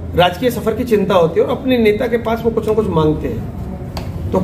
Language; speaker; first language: Hindi; non-native, local second language; Marathi